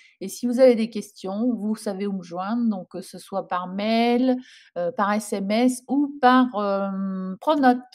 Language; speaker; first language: French; native; French